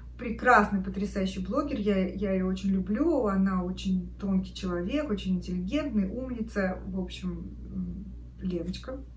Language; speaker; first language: Russian; native; Russian